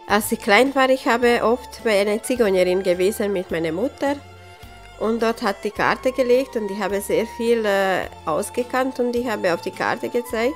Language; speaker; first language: German; non-native, local second language; Serbian